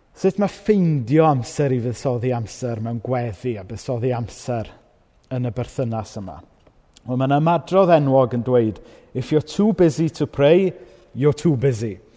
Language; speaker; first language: Welsh; native; Welsh